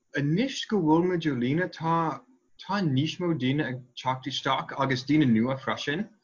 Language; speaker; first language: Irish; non-native, fluent; English